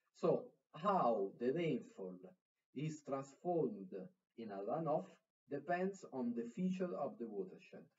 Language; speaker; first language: English; non-native, fluent; Italian